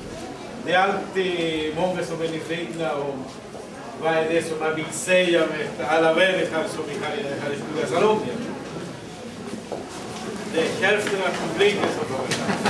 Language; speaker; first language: Swedish; non-native, fluent; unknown